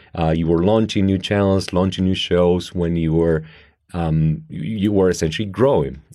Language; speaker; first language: English; non-native, fluent; Spanish